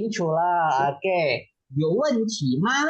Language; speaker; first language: Chinese; non-native, fluent; Indonesian